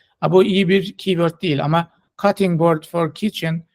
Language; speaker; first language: Turkish; non-native, fluent; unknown